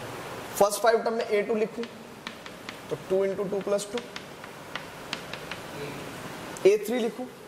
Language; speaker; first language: Hindi; native; Hindi